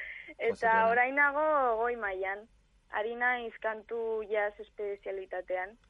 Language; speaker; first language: Basque; non-native, local second language; Spanish